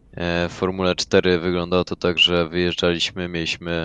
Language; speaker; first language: Polish; native; Polish